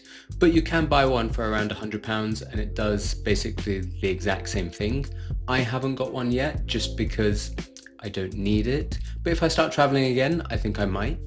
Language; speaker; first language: English; native; English